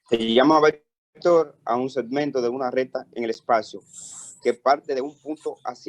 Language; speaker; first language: Spanish; native; Spanish